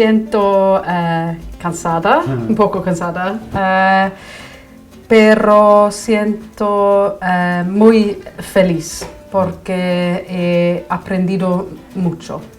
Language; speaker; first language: Spanish; non-native, learner; English